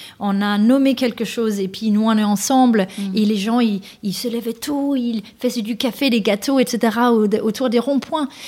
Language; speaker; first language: French; non-native, fluent; Danish